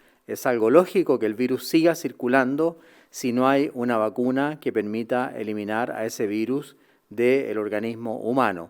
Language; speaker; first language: Spanish; native; Spanish